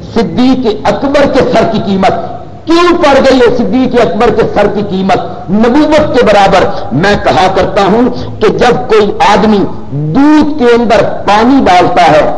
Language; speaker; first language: Urdu; non-native, local second language; Punjabi